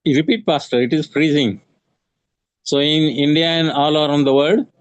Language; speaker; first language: English; non-native, local second language; Marathi